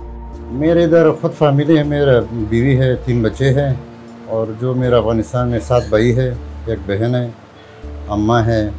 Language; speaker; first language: Hindi; non-native, fluent; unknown